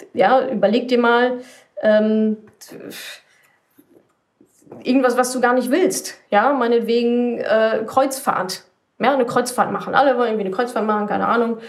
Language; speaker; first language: German; native; German